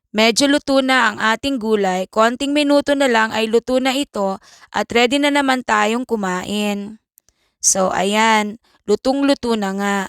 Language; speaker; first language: Filipino; native; Filipino